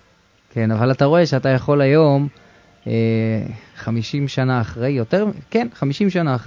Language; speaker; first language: Hebrew; native; Hebrew